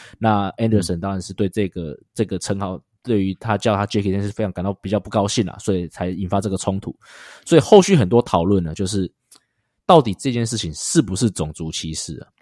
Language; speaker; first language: Chinese; native; Chinese